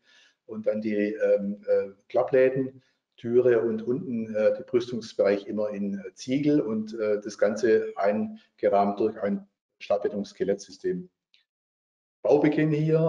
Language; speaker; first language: German; native; German